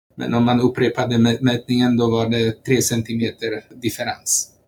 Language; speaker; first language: Swedish; non-native, fluent; Slovak